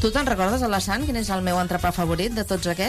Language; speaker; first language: Catalan; native; Catalan